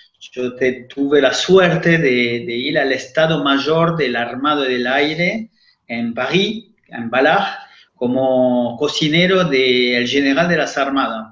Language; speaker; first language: Spanish; non-native, fluent; French